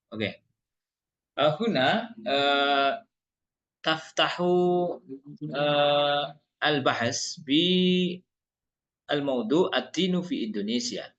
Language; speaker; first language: Arabic; non-native, fluent; Indonesian